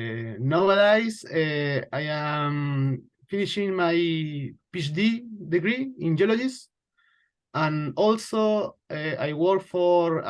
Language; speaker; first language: English; non-native, learner; Spanish